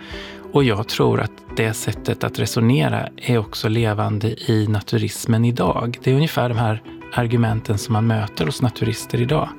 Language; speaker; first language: Swedish; native; Swedish